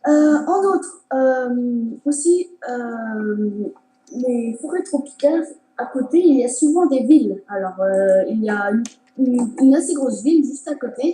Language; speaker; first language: French; native; French